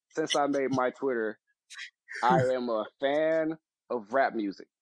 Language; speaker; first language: English; native; English